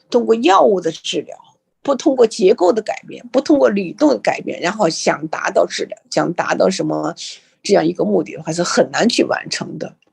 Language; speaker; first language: Chinese; native; Chinese